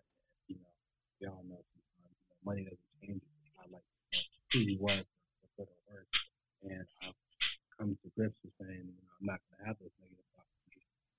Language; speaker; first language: English; native; English